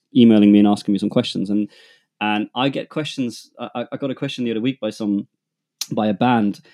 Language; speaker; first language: English; non-native, fluent; German